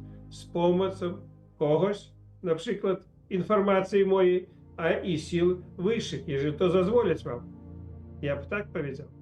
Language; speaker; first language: Polish; non-native, learner; Russian